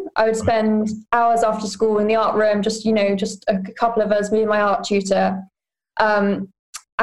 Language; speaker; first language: English; native; English